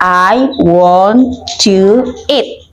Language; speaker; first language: English; non-native, learner; Indonesian